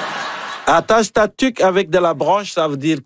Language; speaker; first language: French; native; French